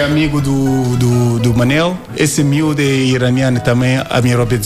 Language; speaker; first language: Portuguese; non-native, learner; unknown